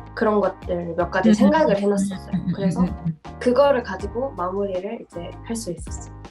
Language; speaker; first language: Korean; native; Korean